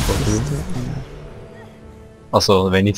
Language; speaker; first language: German; native; German